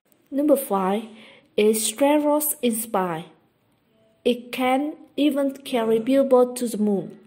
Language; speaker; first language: English; non-native, fluent; Vietnamese